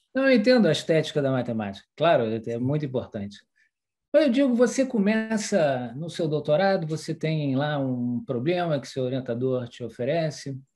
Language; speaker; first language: Portuguese; early bilingual, other home language; French